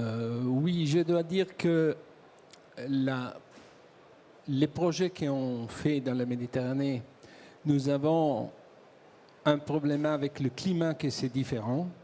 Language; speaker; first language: French; non-native, learner; Italian